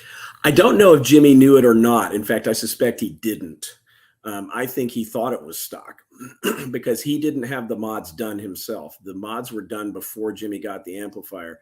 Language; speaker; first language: English; native; English